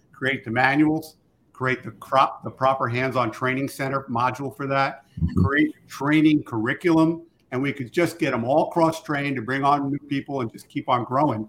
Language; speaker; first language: English; native; English